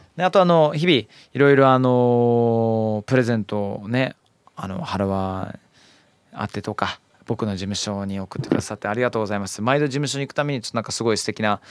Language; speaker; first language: Japanese; native; Japanese